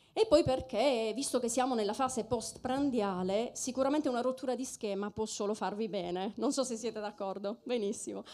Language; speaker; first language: Italian; native; Italian